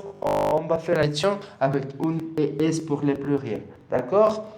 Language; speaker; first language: French; non-native, learner; Spanish